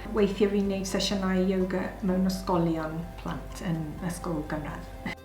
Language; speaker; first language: Welsh; non-native, learner; English